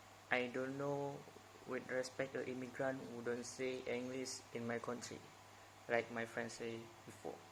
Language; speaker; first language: English; non-native, learner; Indonesian